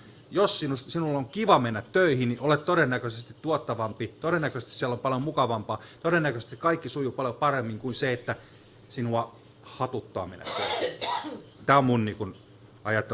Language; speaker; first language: Finnish; native; Finnish